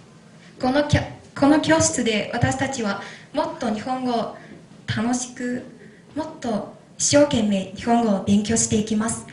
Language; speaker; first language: Japanese; non-native, fluent; Mongolian